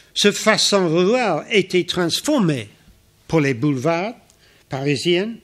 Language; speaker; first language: French; non-native, fluent; English